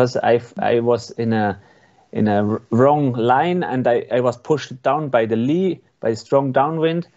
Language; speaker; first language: English; non-native, learner; Swiss German